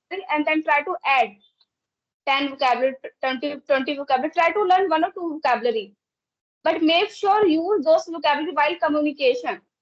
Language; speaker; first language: English; non-native, local second language; Hindi